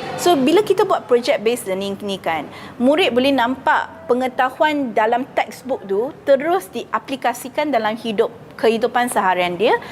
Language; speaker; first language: Malay; native; Malay